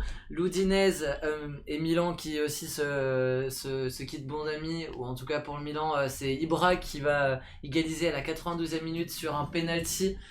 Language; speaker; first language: French; native; French